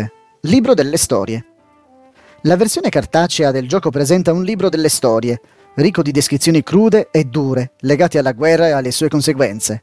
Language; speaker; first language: Italian; native; Italian